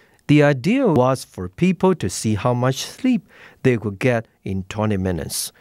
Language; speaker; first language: English; non-native, fluent; Chinese